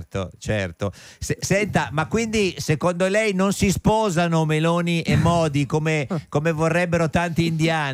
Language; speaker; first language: Italian; native; Italian